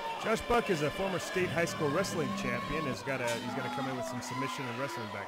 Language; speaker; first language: English; native; English